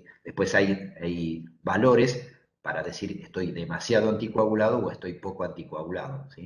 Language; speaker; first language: Spanish; native; Spanish